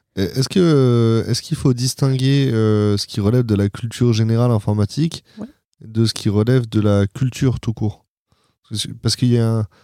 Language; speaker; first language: French; native; French